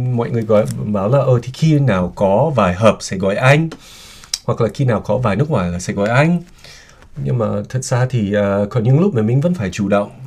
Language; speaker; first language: Vietnamese; non-native, fluent; English